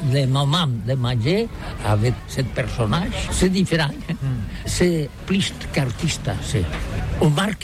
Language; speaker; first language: French; non-native, learner; Catalan